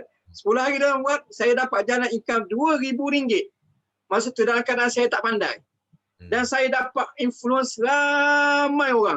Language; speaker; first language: Malay; native; Malay